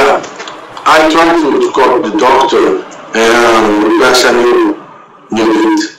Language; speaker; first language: English; non-native, learner; Portuguese